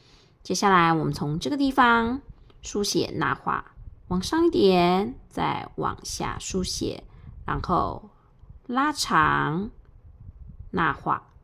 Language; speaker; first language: Chinese; native; Chinese